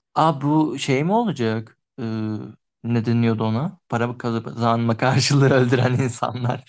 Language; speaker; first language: Turkish; native; Turkish